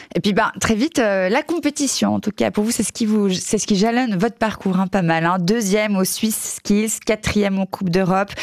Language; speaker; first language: French; native; French